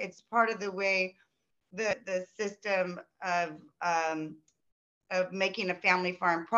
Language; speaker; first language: English; native; English